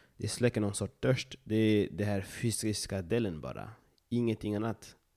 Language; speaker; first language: Swedish; non-native, fluent; Lingala